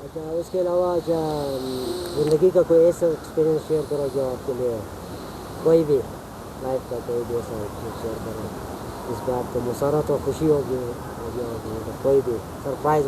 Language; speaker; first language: Urdu; non-native, local second language; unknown